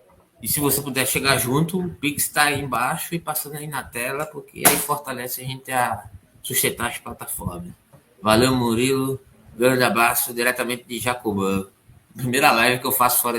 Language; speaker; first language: Portuguese; native; Portuguese